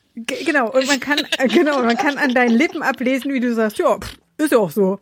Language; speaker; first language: German; native; German